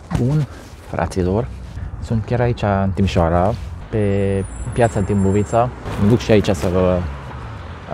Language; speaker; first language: Romanian; non-native, local second language; Hungarian